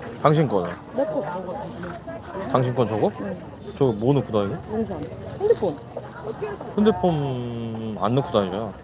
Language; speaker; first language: Korean; native; Korean